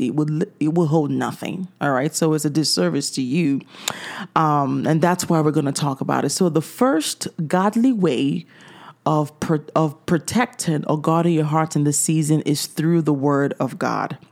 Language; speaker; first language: English; native; English